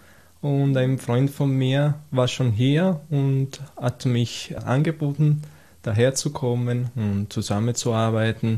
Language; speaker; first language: German; non-native, fluent; Italian